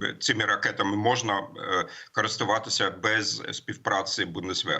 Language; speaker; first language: Ukrainian; non-native, fluent; German